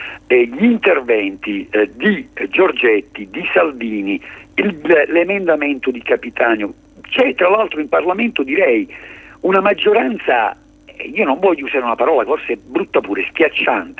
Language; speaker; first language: Italian; native; Italian